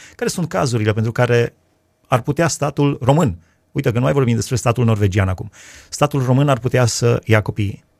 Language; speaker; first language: Romanian; native; Romanian